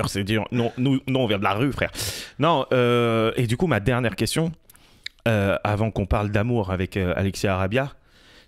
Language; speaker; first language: French; native; French